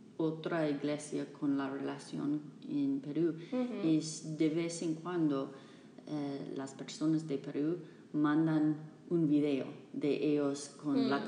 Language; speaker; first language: Spanish; non-native, fluent; English